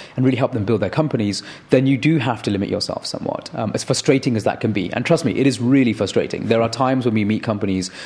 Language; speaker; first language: English; native; English